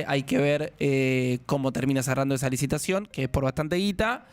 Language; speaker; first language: Spanish; native; Spanish